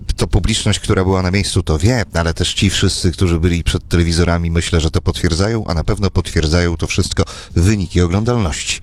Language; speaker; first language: Polish; native; Polish